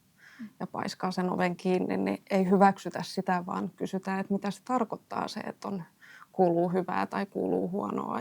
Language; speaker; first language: Finnish; native; Finnish